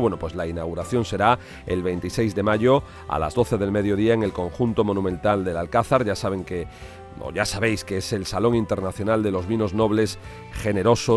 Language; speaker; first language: Spanish; native; Spanish